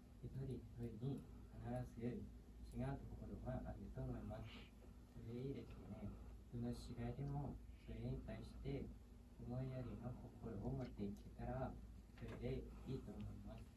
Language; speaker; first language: Japanese; non-native, learner; Thai